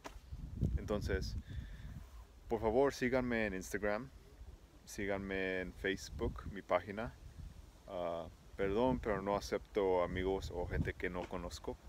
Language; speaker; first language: Spanish; early bilingual, heritage; Spanish